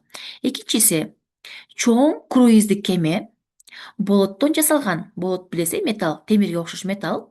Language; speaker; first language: Kyrgyz; native; Kyrgyz